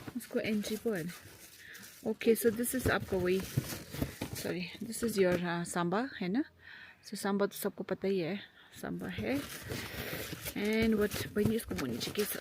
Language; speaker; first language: Hindi; non-native, local second language; Nepali